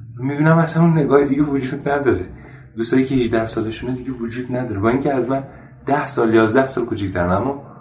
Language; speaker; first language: Persian; non-native, local second language; Armenian